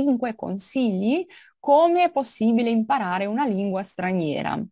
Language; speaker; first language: Italian; non-native, fluent; Russian